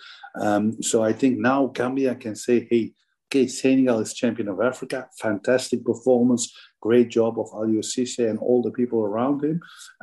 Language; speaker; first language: English; non-native, fluent; Dutch